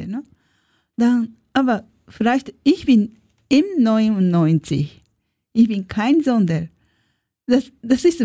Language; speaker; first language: German; non-native, learner; Japanese